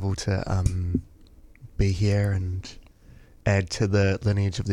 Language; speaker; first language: English; native; English